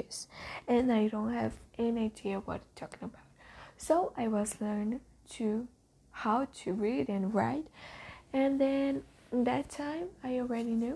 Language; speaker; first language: English; non-native, learner; Portuguese